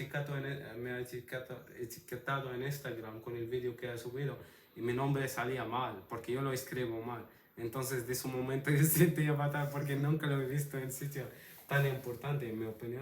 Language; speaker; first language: Spanish; non-native, fluent; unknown